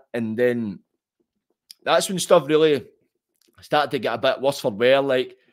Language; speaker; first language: English; native; English